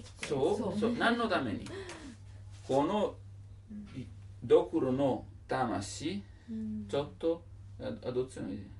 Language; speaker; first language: Japanese; non-native, learner; Italian